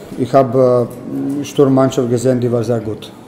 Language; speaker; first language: German; non-native, fluent; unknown